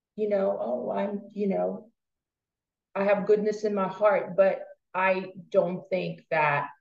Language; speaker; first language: English; non-native, fluent; Russian